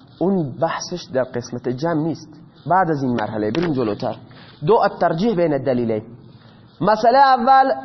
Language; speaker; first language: Persian; non-native, local second language; Baluchi